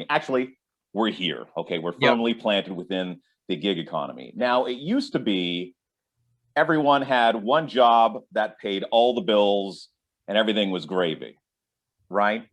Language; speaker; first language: English; native; English